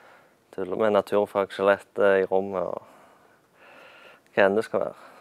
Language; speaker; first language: Norwegian; native; Norwegian